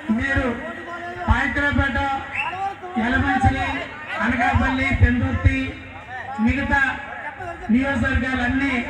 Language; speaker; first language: Telugu; native; Telugu